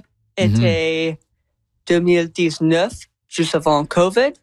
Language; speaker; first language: French; non-native, learner; English